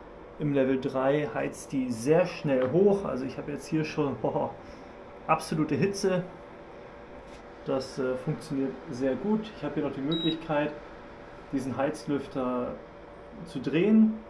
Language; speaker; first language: German; native; German